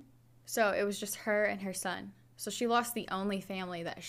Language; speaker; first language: English; native; English